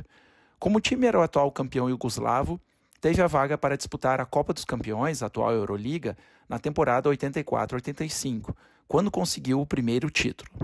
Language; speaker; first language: Portuguese; native; Portuguese